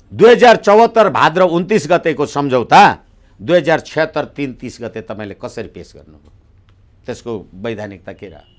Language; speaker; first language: Nepali; native; Nepali